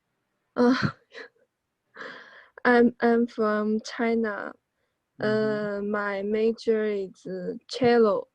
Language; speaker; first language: English; non-native, learner; Chinese